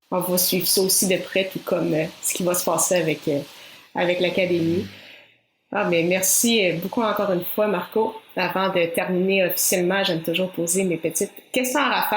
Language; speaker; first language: French; native; French